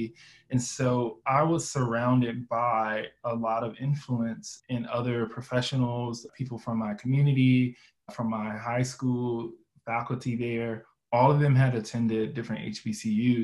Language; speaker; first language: English; native; English